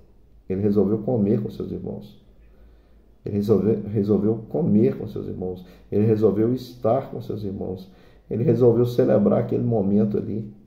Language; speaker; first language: Portuguese; native; Portuguese